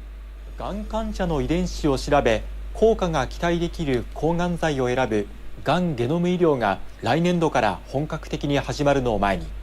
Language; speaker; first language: Japanese; native; Japanese